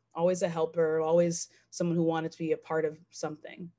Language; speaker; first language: English; native; English